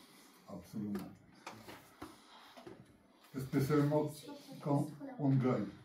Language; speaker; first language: French; non-native, learner; Russian